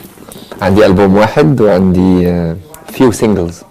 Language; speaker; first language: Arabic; native; Arabic